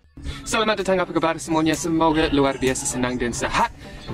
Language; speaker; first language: Indonesian; non-native, learner; English